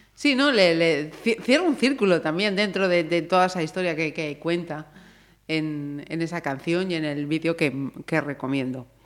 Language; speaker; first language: Spanish; native; Spanish